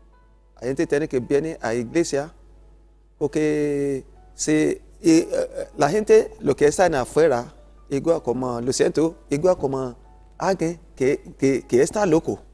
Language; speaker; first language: Spanish; non-native, learner; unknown